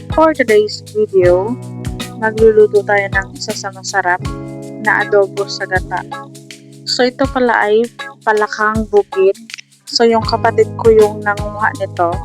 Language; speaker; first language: Filipino; non-native, local second language; Cebuano